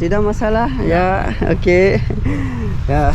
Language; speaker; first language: Indonesian; non-native, learner; Urdu